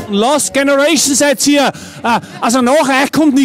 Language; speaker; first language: German; native; German